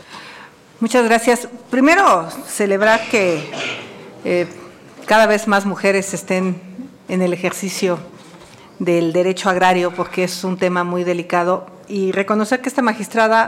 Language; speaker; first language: Spanish; native; Spanish